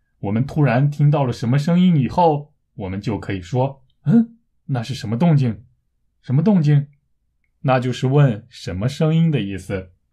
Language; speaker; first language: Chinese; native; Chinese